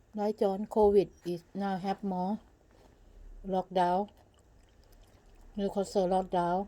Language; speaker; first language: English; non-native, learner; Thai